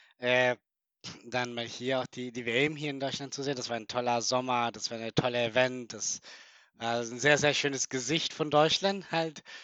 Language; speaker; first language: German; non-native, fluent; Spanish